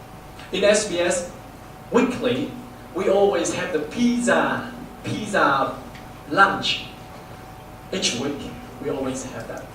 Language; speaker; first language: English; non-native, fluent; Vietnamese